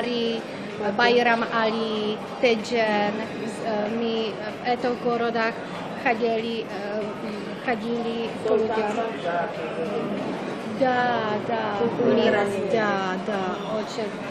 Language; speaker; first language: Russian; non-native, learner; Czech